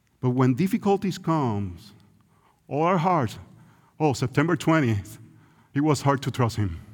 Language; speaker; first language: English; non-native, local second language; Spanish